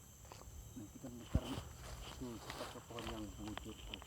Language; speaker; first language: Malay; native; Malay